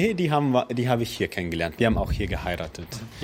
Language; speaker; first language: German; early bilingual, other home language; Russian